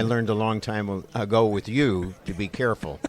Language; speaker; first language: English; native; English